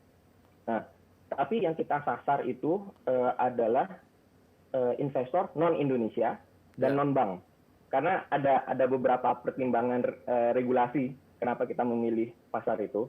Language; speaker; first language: Indonesian; native; Indonesian